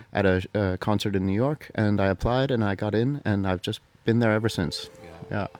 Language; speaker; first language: English; native; English